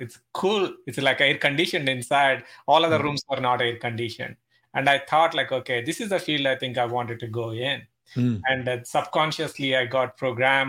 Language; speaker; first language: English; non-native, local second language; Telugu